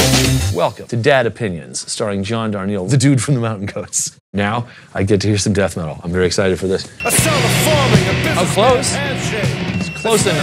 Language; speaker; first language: English; native; English